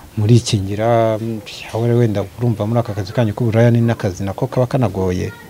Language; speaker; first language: Kinyarwanda; native; Kinyarwanda